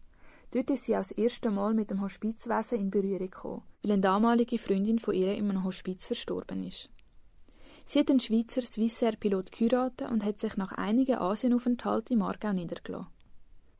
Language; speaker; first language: German; native; German